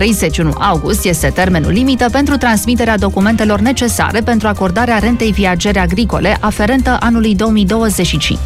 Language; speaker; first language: Romanian; native; Romanian